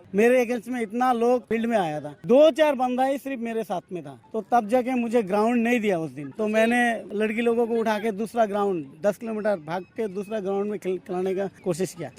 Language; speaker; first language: Hindi; non-native, local second language; Bangla